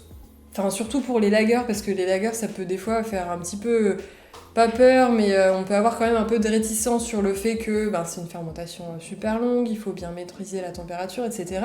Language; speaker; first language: French; native; French